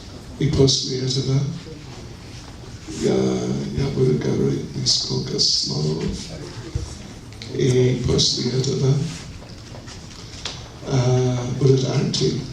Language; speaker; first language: Russian; non-native, learner; English